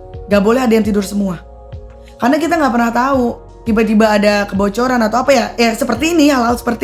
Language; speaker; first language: Indonesian; native; Indonesian